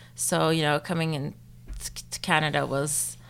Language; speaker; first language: English; non-native, fluent; Turkish